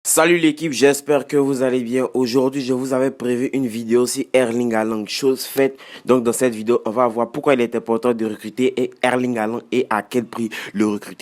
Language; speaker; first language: French; native; French